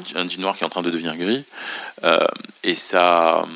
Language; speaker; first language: French; non-native, local second language; Arabic